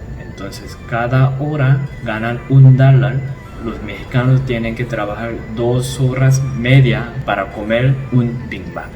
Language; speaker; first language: Spanish; non-native, learner; Korean